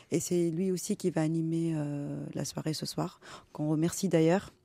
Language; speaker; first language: French; non-native, fluent; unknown